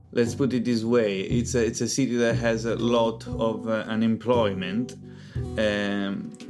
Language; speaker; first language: English; non-native, fluent; Italian